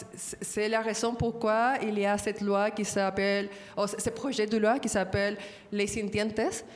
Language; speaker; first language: French; non-native, fluent; Spanish